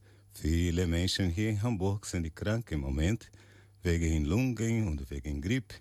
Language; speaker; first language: German; non-native, learner; Portuguese